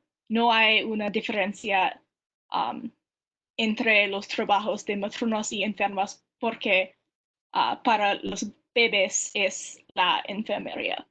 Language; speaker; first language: Spanish; non-native, learner; English